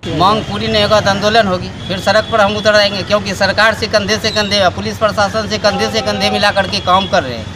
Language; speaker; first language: Hindi; native; Hindi